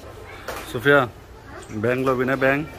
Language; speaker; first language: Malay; non-native, learner; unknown